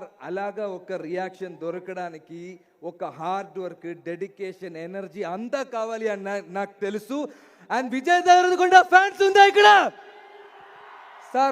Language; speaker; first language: Telugu; non-native, learner; Malayalam